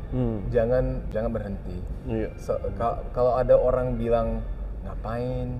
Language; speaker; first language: Indonesian; early bilingual, heritage; English